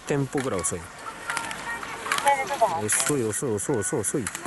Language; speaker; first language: Japanese; native; Japanese